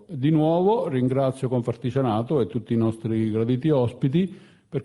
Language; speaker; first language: Italian; native; Italian